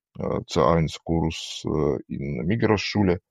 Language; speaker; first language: German; non-native, learner; Ukrainian